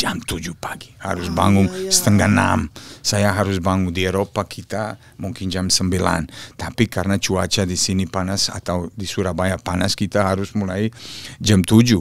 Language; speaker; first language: Indonesian; non-native, fluent; Serbian